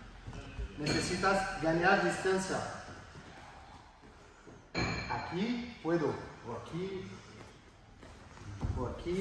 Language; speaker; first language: Spanish; non-native, learner; French